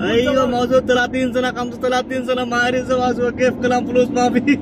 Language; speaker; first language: Arabic; non-native, learner; Urdu